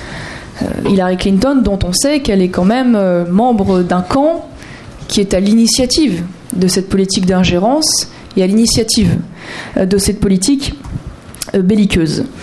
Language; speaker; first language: French; native; French